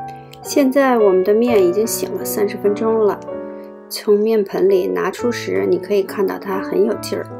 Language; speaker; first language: Chinese; native; Chinese